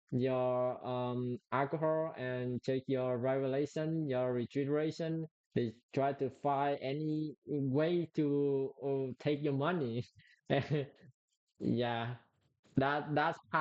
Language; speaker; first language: English; non-native, learner; Vietnamese